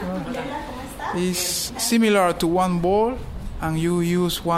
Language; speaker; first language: English; non-native, learner; Spanish